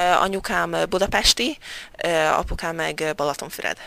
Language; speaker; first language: Hungarian; early bilingual, heritage; Hungarian